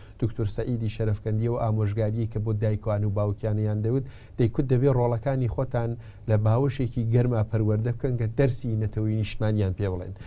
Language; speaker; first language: Central Kurdish; native; Central Kurdish